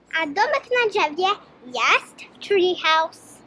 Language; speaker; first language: Polish; early bilingual, heritage; Polish